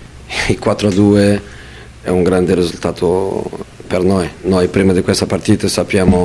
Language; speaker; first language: Italian; non-native, fluent; Portuguese